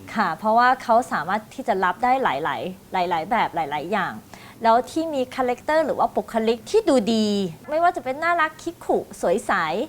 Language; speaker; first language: Thai; early bilingual, other home language; Chinese